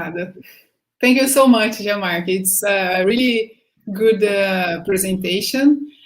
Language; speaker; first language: English; non-native, fluent; Portuguese